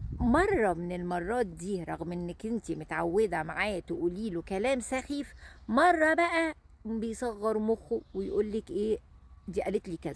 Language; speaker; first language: Arabic; native; Arabic